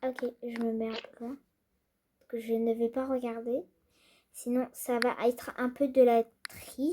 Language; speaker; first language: French; native; French